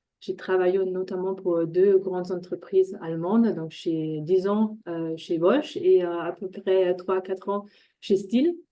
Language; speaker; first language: French; non-native, fluent; German